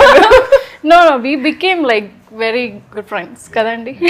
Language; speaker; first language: Telugu; native; Telugu